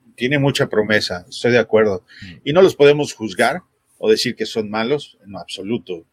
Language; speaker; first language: Spanish; native; Spanish